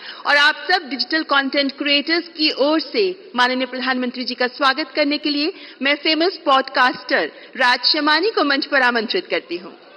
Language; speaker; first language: Hindi; native; Hindi